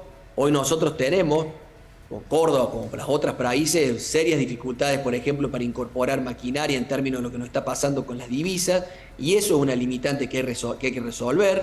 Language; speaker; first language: Spanish; native; Spanish